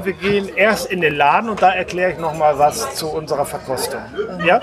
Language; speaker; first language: German; native; German